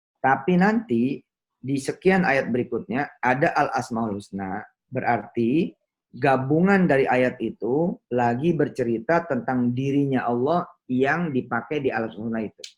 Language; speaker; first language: Indonesian; native; Indonesian